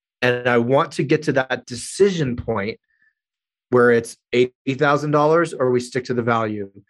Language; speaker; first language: English; native; English